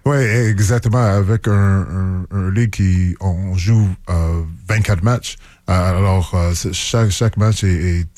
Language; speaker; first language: French; non-native, local second language; English